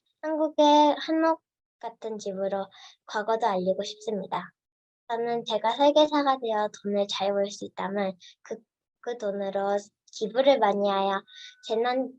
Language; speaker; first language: Korean; early bilingual, heritage; Korean